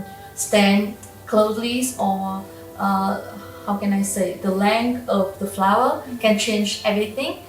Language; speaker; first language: English; non-native, local second language; Vietnamese